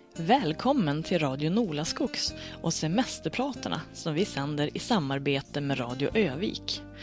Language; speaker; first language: Swedish; native; Swedish